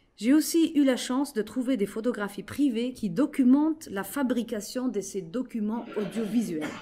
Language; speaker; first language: French; non-native, local second language; Arabic